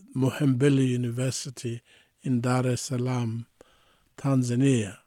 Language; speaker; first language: English; non-native, fluent; Tigrinya